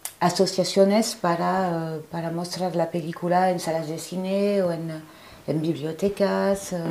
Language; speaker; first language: Spanish; non-native, fluent; French